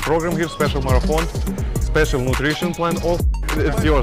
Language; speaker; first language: English; non-native, learner; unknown